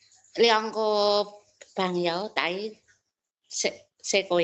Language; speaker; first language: Cantonese; non-native, learner; Indonesian